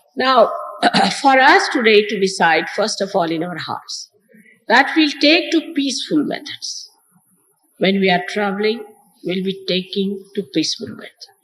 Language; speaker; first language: English; non-native, local second language; Marathi